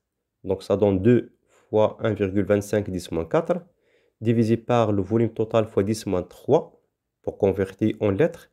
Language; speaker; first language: French; non-native, local second language; Arabic